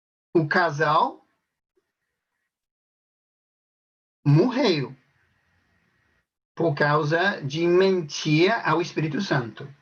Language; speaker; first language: Portuguese; non-native, fluent; English